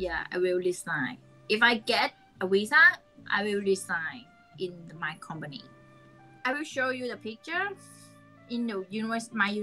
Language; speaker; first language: English; non-native, learner; Thai